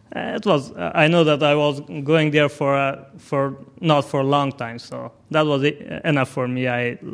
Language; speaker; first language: English; non-native, fluent; Persian